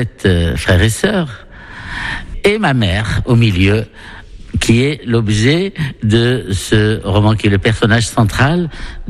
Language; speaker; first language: French; non-native, local second language; Arabic